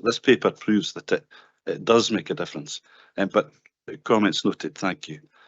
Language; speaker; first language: English; native; English